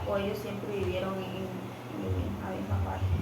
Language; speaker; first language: Spanish; native; Spanish